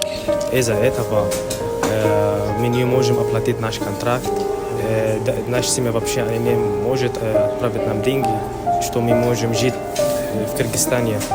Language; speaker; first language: Russian; non-native, learner; Arabic